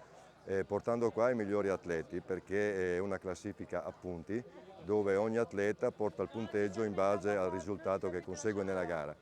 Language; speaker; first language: Italian; native; Italian